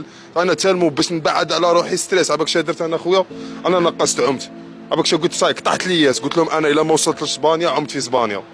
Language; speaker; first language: Arabic; native; Arabic